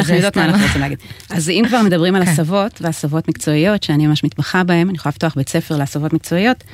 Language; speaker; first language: Hebrew; native; Hebrew